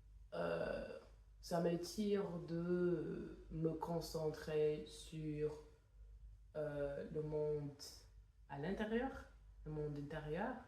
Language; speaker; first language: French; non-native, fluent; English